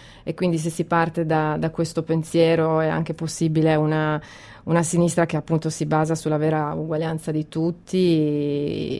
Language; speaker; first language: Italian; non-native, fluent; Croatian